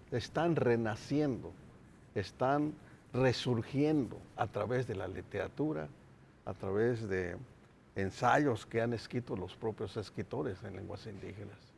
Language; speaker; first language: Spanish; non-native, local second language; Nahuatl languages